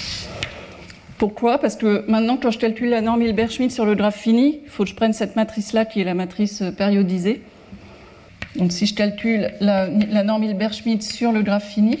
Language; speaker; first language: French; native; French